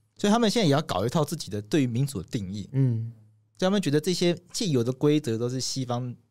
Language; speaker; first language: Chinese; native; Chinese